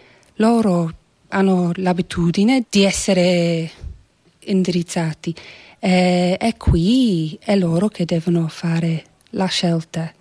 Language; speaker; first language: Italian; non-native, fluent; English